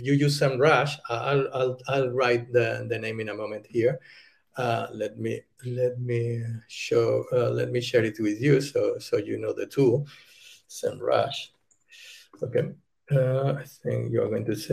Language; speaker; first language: English; non-native, fluent; Spanish